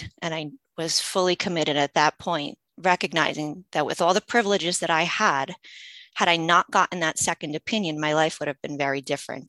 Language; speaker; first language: English; early bilingual, other home language; Polish